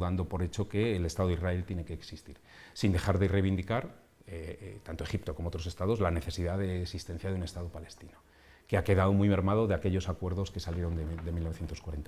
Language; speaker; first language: Spanish; native; Spanish